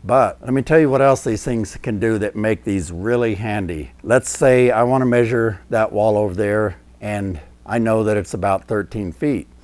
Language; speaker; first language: English; native; English